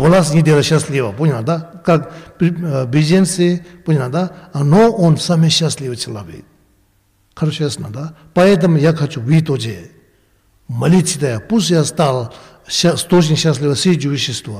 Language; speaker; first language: Russian; non-native, learner; Tibetan